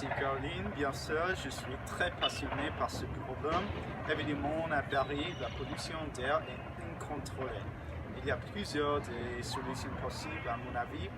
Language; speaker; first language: French; non-native, learner; English